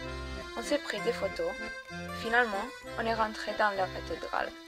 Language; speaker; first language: French; non-native, learner; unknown